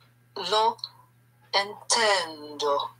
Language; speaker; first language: Spanish; non-native, learner; English